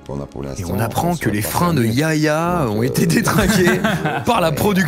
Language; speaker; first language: French; native; French